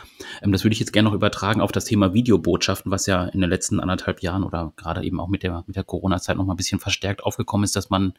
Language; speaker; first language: German; native; German